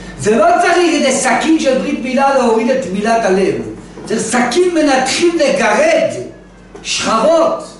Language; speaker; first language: Hebrew; native; Hebrew